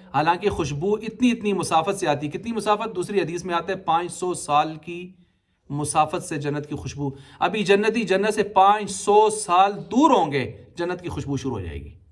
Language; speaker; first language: Urdu; non-native, local second language; Punjabi